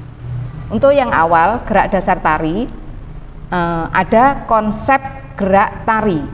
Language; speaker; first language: Malay; native; Malay